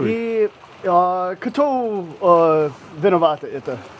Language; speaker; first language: Russian; non-native, learner; English